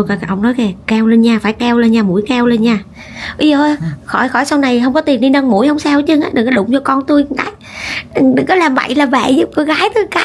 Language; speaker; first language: Vietnamese; native; Vietnamese